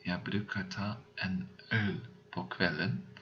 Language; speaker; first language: Swedish; non-native, learner; Dutch